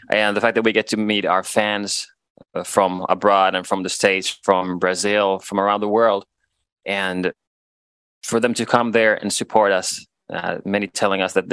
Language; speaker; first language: English; non-native, fluent; Swedish